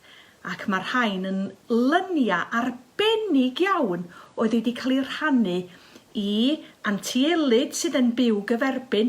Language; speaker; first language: Welsh; native; Welsh